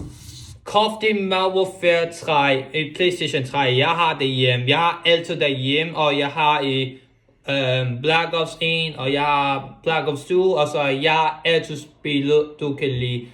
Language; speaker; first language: Danish; non-native, local second language; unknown